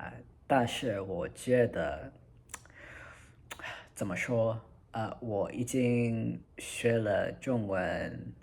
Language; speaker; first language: Chinese; non-native, learner; English